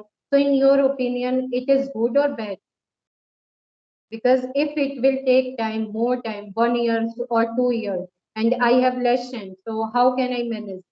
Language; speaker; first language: English; non-native, local second language; Hindi